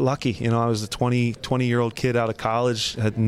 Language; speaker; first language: English; native; English